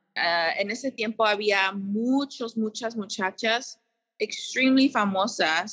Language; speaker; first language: Spanish; early bilingual, heritage; Spanish